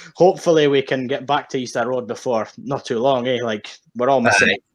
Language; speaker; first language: English; native; English